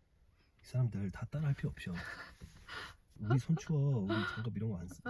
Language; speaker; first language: Korean; non-native, learner; English